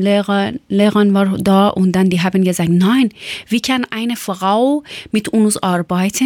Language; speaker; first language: German; non-native, learner; Persian